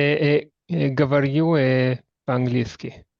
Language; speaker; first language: Russian; non-native, learner; Hebrew